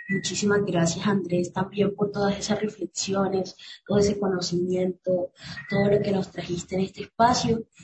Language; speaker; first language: Spanish; native; Spanish